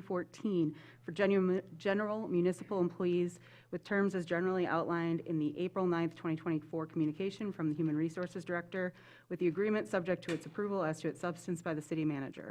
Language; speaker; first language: English; native; English